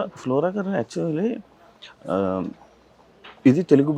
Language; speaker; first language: Telugu; native; Telugu